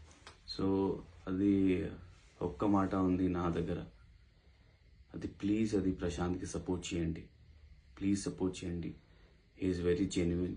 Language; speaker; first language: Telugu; non-native, learner; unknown